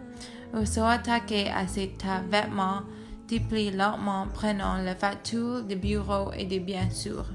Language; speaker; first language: French; non-native, learner; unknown